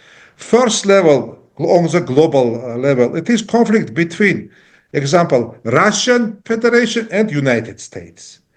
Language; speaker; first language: English; non-native, learner; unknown